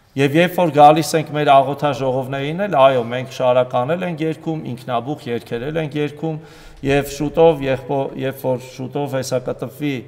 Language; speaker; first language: Armenian; native; Armenian